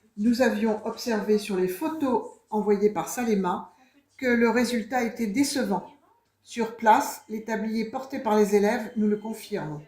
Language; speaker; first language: French; native; French